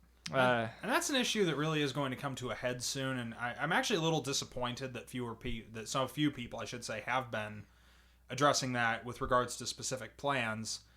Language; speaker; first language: English; native; English